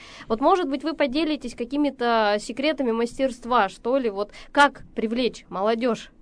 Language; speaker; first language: Russian; native; Russian